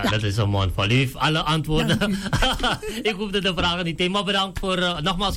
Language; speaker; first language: Dutch; native; Dutch